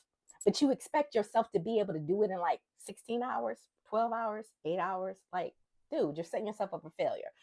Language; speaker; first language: English; native; English